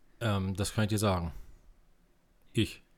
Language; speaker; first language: German; native; German